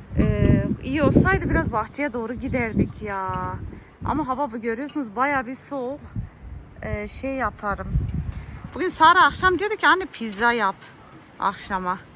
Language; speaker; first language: Turkish; early bilingual, heritage; Turkish